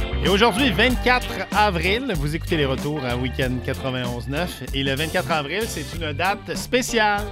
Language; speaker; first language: French; native; French